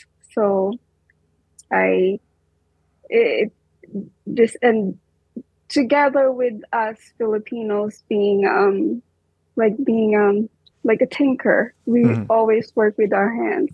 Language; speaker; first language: English; non-native, local second language; Filipino